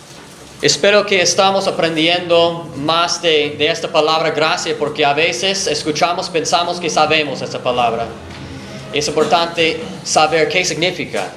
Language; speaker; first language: Spanish; non-native, fluent; English